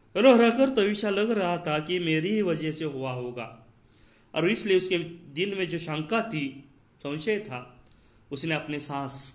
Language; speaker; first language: Hindi; non-native, local second language; Marathi